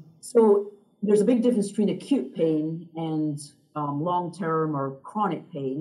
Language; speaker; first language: English; native; English